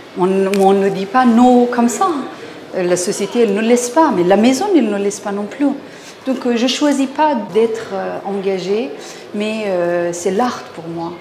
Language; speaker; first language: French; non-native, fluent; Persian